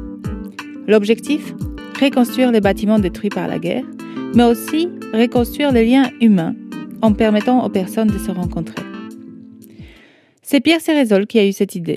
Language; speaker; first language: French; native; French